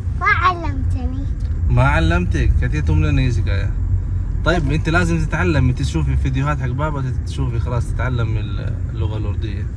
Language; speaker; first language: Arabic; non-native, fluent; Urdu